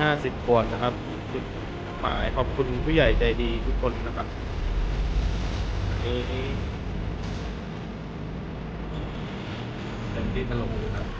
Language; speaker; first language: Thai; native; Thai